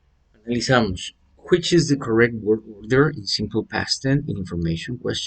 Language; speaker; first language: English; non-native, fluent; Spanish